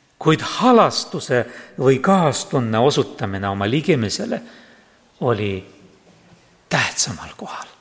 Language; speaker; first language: Estonian; non-native, local second language; Russian